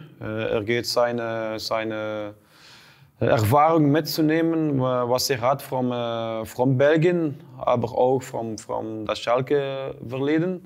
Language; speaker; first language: German; non-native, learner; Dutch